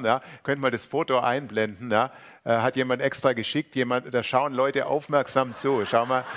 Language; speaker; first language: German; native; German